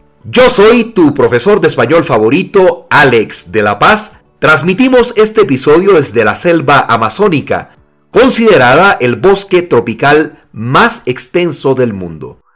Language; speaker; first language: Spanish; native; Spanish